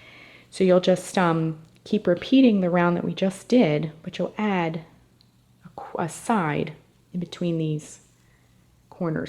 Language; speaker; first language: English; native; English